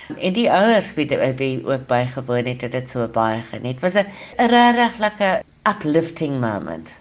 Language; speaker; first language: Afrikaans; non-native, local second language; English